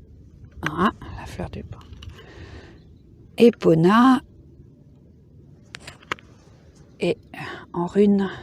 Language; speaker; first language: French; native; French